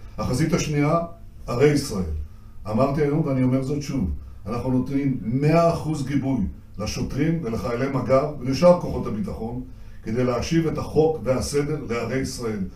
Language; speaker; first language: Hebrew; native; Hebrew